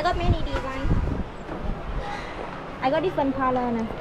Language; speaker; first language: English; non-native, learner; Vietnamese